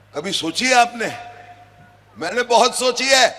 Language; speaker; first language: Hindi; non-native, local second language; Punjabi